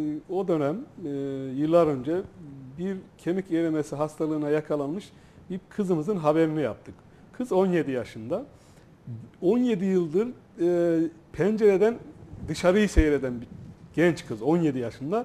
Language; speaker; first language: Turkish; native; Turkish